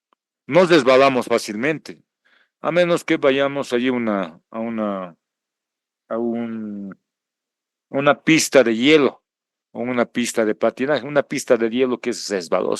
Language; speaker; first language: Spanish; native; Spanish